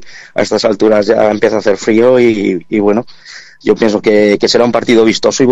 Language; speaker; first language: Spanish; native; Spanish